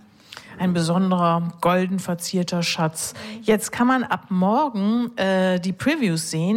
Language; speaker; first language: German; native; German